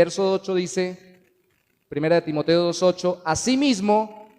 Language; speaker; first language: Spanish; native; Spanish